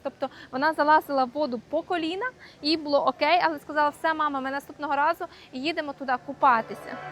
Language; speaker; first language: Ukrainian; native; Ukrainian